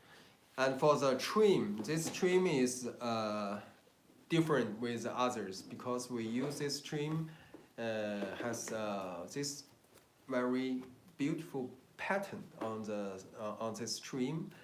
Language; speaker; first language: English; non-native, learner; Chinese